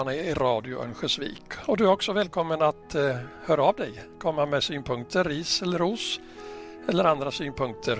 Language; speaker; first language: Swedish; native; Swedish